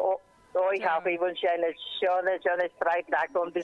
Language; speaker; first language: German; non-native, learner; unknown